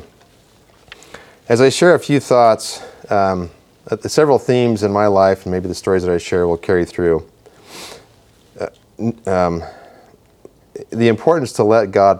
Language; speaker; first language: English; native; English